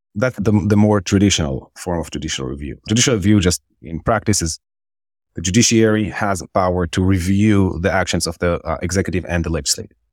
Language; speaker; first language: English; non-native, fluent; Hebrew